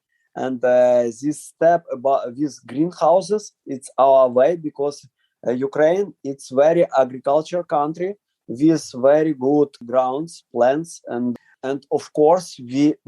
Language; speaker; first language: English; non-native, learner; Ukrainian